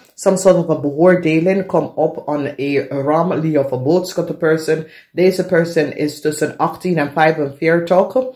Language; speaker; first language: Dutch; non-native, learner; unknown